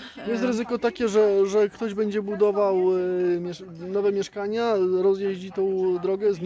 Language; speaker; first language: Polish; native; Polish